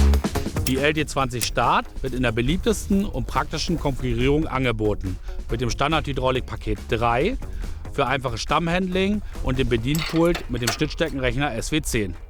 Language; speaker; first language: German; native; German